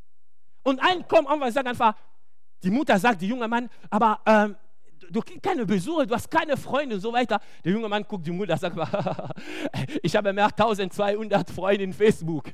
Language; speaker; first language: German; non-native, fluent; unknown